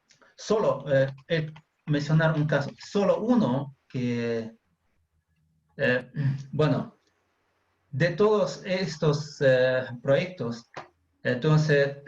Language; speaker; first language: Spanish; non-native, fluent; Chinese